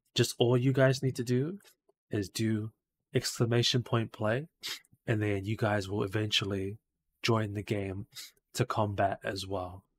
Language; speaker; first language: English; native; English